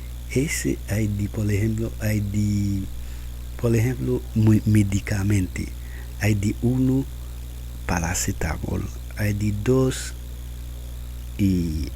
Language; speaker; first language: Spanish; non-native, learner; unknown